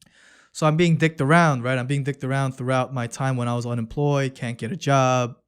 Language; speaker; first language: English; early bilingual, other home language; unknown